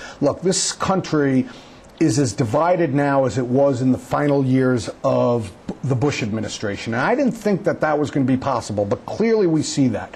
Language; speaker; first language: English; native; English